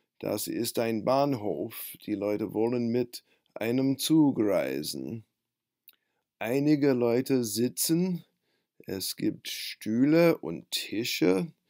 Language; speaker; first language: German; non-native, fluent; English